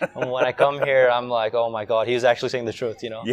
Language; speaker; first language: English; non-native, fluent; Urdu